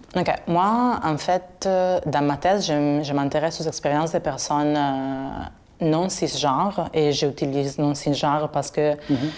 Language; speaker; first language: French; non-native, fluent; Italian